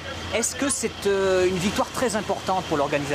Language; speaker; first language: French; native; French